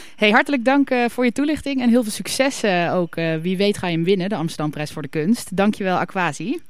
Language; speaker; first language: Dutch; native; Dutch